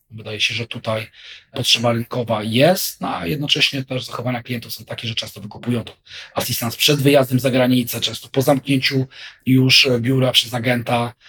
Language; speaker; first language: Polish; native; Polish